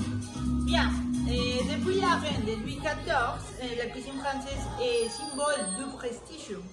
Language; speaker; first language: French; non-native, learner; Spanish